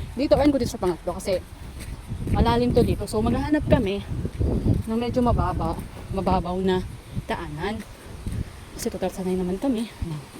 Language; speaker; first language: Filipino; non-native, local second language; Chavacano